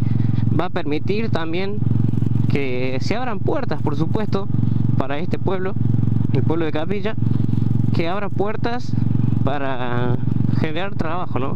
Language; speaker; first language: Spanish; native; Spanish